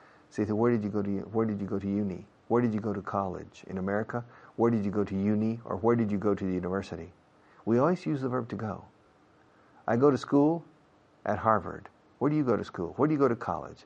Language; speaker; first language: English; native; English